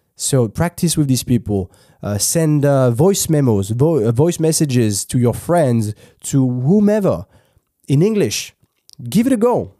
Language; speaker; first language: English; non-native, fluent; French